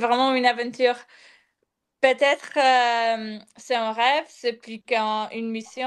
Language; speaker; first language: French; non-native, fluent; Polish